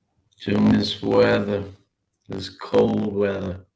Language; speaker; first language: English; native; English